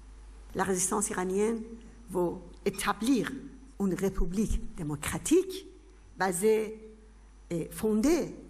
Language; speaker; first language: French; non-native, fluent; Persian